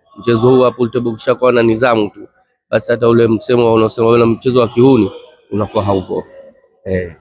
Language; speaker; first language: Swahili; native; Swahili